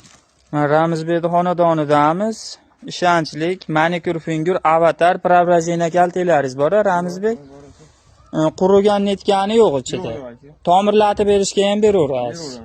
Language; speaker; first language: Uzbek; native; Uzbek